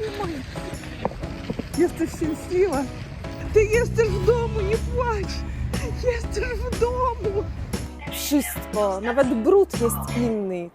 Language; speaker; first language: Polish; non-native, fluent; Russian